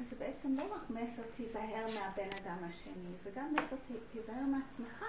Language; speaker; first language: Hebrew; non-native, fluent; English